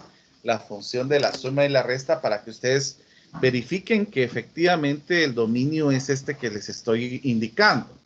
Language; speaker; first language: Spanish; native; Spanish